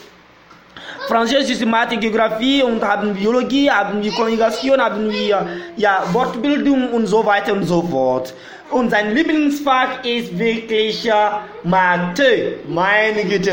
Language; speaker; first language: German; non-native, learner; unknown